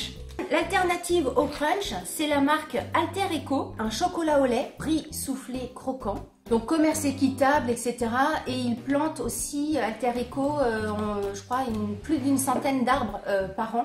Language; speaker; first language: French; native; French